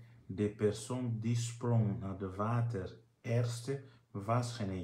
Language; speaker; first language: Dutch; non-native, fluent; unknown